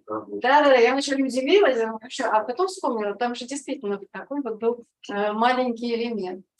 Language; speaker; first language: Russian; native; Russian